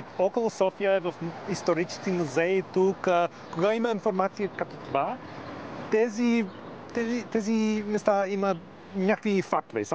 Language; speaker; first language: Bulgarian; non-native, learner; English